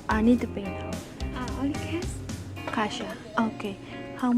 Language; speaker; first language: English; non-native, local second language; Filipino